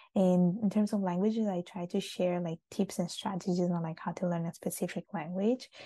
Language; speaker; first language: English; non-native, fluent; Italian